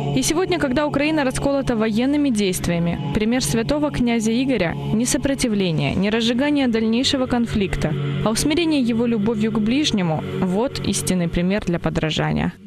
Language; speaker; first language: Russian; native; Russian